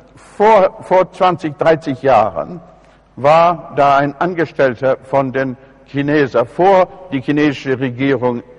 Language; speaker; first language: German; non-native, fluent; English